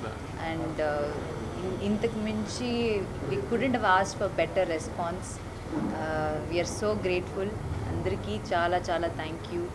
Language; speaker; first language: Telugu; non-native, fluent; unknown